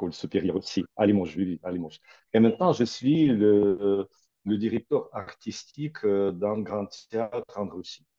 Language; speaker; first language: French; non-native, fluent; Russian